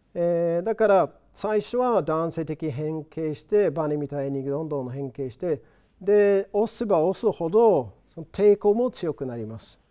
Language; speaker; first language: Japanese; non-native, fluent; English